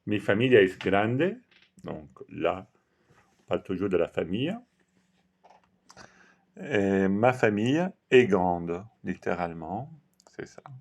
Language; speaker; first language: French; non-native, fluent; Italian